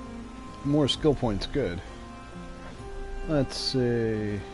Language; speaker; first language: English; native; English